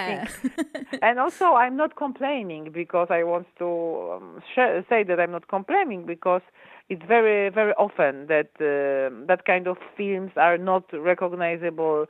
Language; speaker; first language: English; non-native, fluent; Polish